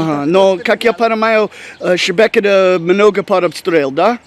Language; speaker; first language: Russian; non-native, learner; English